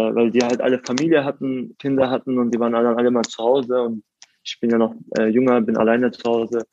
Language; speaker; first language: German; native; German